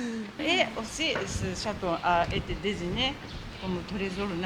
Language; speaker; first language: French; non-native, learner; Japanese